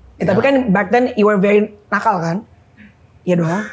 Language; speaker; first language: Indonesian; native; Indonesian